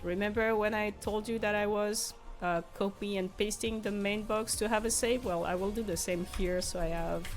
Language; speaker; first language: English; non-native, fluent; French